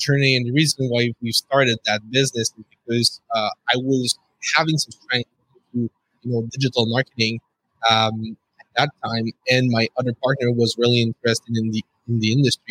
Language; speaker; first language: English; non-native, fluent; French